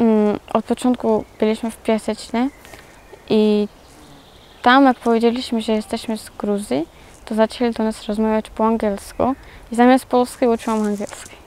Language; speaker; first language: Polish; early bilingual, other home language; Georgian